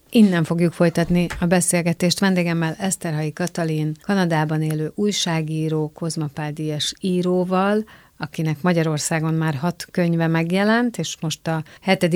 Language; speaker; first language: Hungarian; native; Hungarian